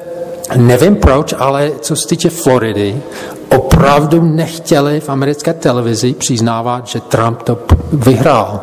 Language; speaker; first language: Czech; non-native, fluent; English